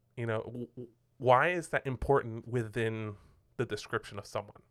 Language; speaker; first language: English; non-native, fluent; Spanish